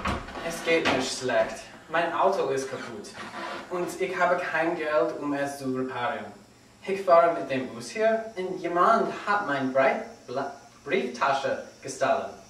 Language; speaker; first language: German; non-native, learner; English